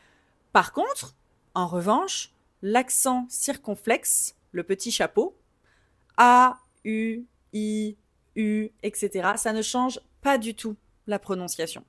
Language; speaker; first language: French; native; French